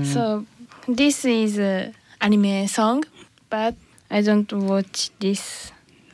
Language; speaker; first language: English; non-native, learner; Japanese